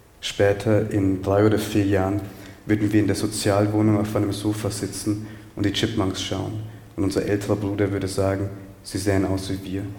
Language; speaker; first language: German; early bilingual, other home language; Tamil